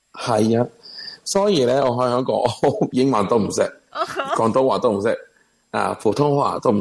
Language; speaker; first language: Cantonese; non-native, learner; Spanish